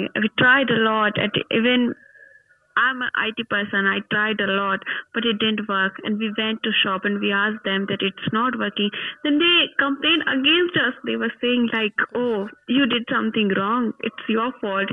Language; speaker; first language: English; non-native, local second language; Hindi